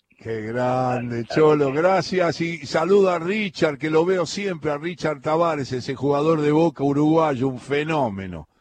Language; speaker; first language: Spanish; native; Spanish